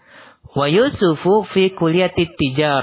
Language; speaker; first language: Arabic; non-native, fluent; Indonesian